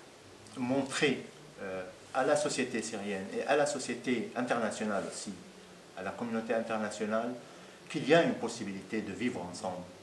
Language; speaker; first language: French; non-native, fluent; Arabic